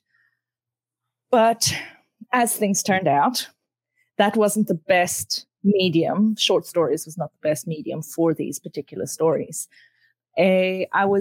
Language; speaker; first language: English; native; English